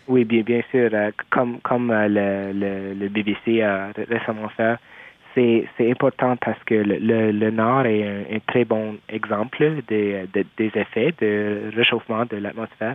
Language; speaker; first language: French; non-native, local second language; English